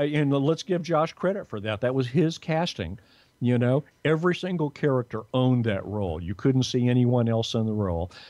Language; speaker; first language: English; native; English